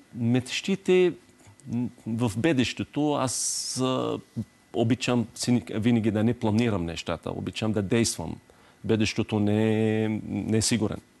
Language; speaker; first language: Bulgarian; non-native, fluent; Arabic